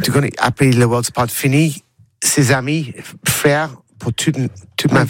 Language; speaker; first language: French; non-native, learner; English